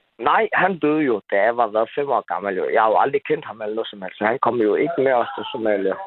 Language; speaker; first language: Danish; early bilingual, other home language; Somali